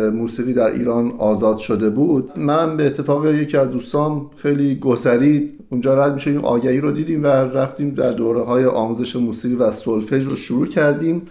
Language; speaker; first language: Persian; native; Persian